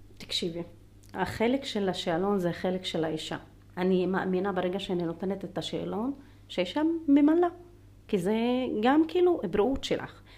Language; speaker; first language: Hebrew; non-native, local second language; Arabic